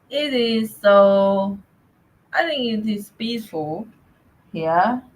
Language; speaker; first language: English; non-native, learner; Vietnamese